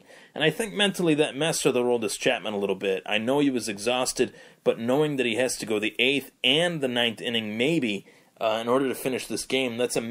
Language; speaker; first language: English; native; English